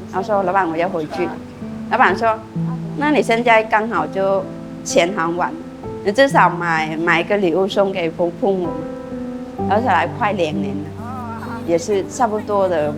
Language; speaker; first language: Chinese; non-native, fluent; Vietnamese